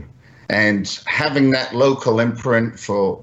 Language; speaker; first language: English; native; English